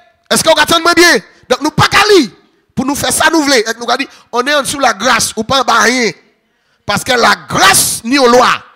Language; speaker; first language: French; non-native, local second language; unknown